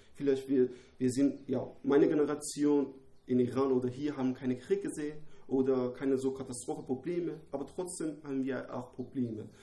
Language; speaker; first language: German; non-native, learner; Persian